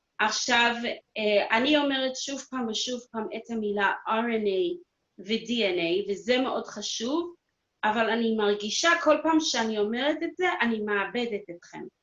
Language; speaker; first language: Hebrew; non-native, fluent; English